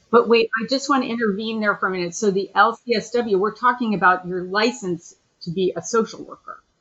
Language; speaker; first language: English; native; English